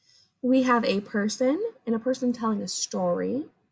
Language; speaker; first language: English; native; English